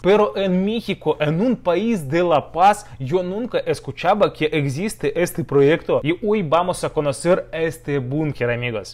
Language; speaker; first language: Spanish; non-native, learner; Russian